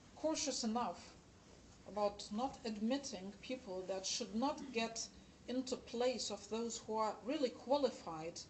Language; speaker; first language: English; non-native, fluent; Lithuanian